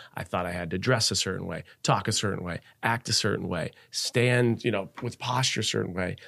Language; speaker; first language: English; native; English